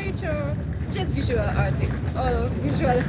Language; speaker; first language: English; non-native, learner; Polish